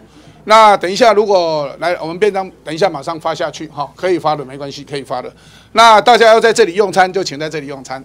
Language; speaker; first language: Chinese; native; Chinese